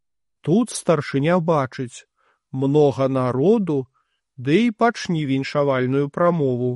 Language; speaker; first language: Belarusian; native; Belarusian